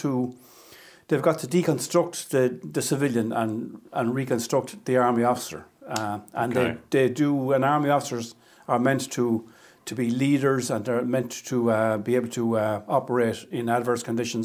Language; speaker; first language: English; native; English